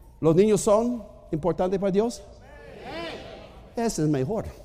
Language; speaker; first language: Spanish; non-native, fluent; English